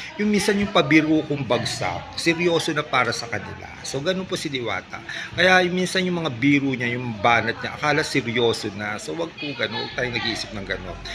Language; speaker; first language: Filipino; non-native, local second language; Waray